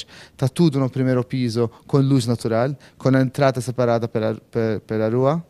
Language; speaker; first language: Portuguese; non-native, fluent; Maltese